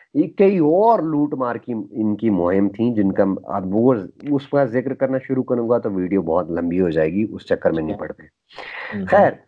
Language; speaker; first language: Urdu; native; Urdu